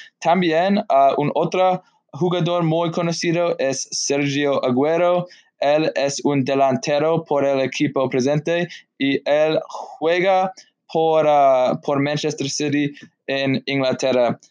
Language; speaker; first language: Spanish; non-native, learner; English